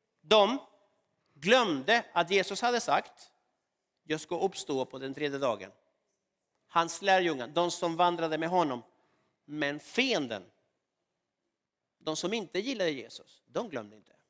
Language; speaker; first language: Swedish; non-native, fluent; Spanish